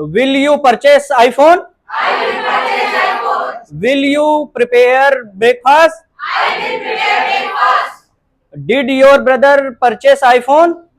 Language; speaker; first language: English; non-native, learner; Hindi